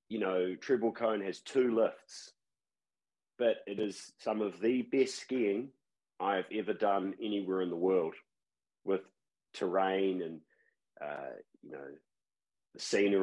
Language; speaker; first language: English; native; English